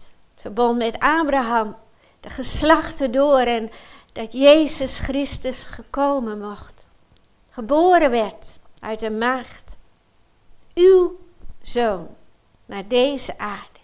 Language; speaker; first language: Dutch; native; Dutch